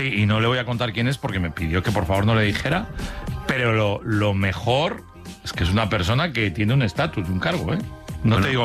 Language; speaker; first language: Spanish; native; Spanish